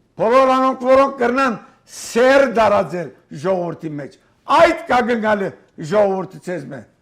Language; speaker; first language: Armenian; early bilingual, heritage; Armenian